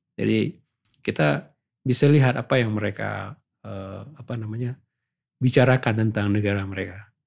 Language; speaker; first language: Indonesian; non-native, local second language; Achinese